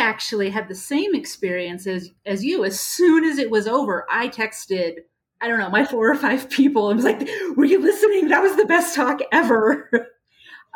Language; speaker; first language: English; native; English